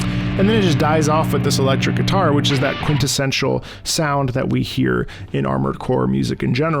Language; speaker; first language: English; native; English